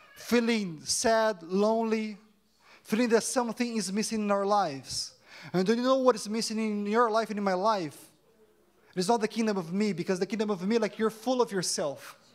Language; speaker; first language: English; non-native, fluent; Portuguese